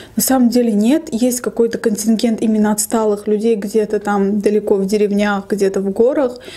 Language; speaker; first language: Russian; non-native, local second language; Lezghian